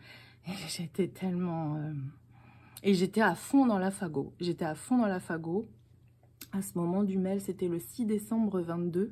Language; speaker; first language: French; native; French